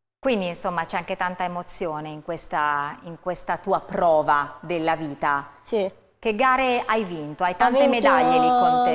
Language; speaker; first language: Italian; native; Italian